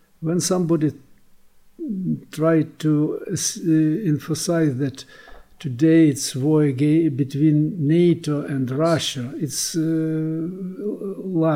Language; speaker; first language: English; non-native, learner; Ukrainian